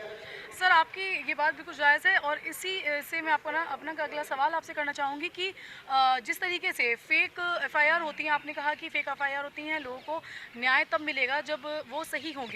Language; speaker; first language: Hindi; native; Hindi